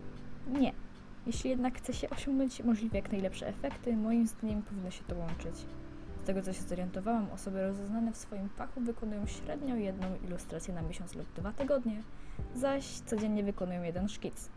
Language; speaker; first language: Polish; native; Polish